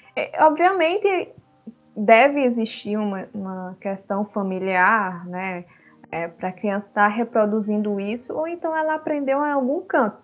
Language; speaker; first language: Portuguese; early bilingual, other home language; Upper Guinea Crioulo